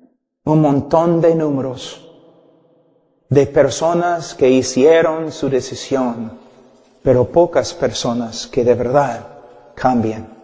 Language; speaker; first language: Spanish; non-native, fluent; English